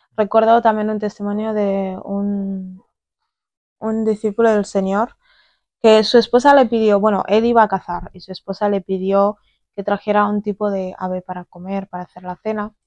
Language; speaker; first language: Spanish; early bilingual, other home language; English